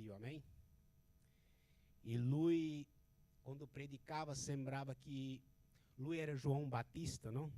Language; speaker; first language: Italian; non-native, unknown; Portuguese